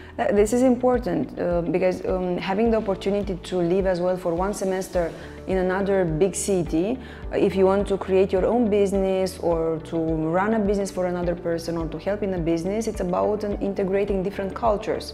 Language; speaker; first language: English; non-native, fluent; Romanian